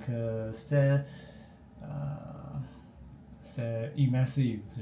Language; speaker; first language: French; non-native, learner; Chinese